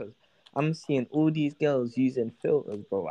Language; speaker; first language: English; native; English